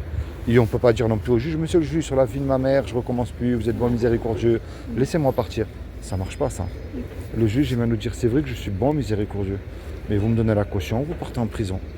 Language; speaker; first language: French; native; French